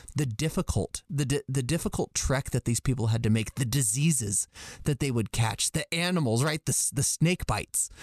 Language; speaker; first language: English; native; English